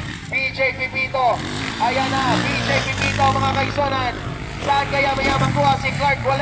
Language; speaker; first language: Filipino; non-native, local second language; Cebuano